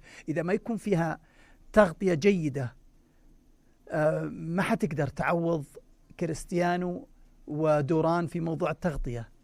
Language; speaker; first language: Arabic; native; Arabic